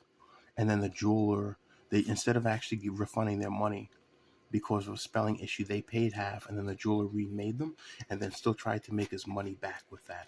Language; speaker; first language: English; native; English